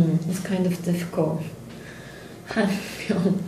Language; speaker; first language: English; non-native, fluent; Korean